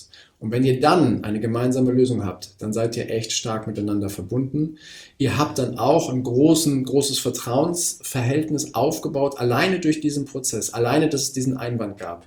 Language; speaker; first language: German; native; German